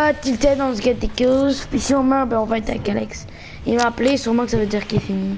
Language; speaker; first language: French; native; French